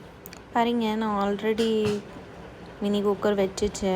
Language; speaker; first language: Tamil; non-native, learner; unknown